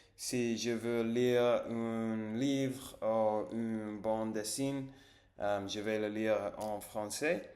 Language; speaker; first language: French; non-native, learner; English